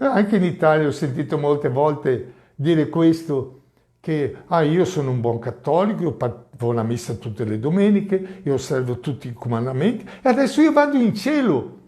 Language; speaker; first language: Italian; non-native, fluent; Portuguese